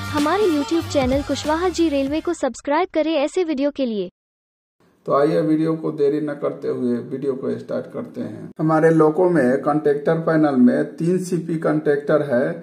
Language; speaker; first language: Hindi; native; Hindi